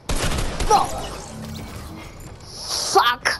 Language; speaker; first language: English; non-native, learner; Spanish